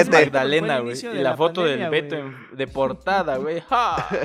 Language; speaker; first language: Spanish; native; Spanish